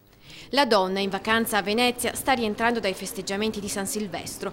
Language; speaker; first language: Italian; native; Italian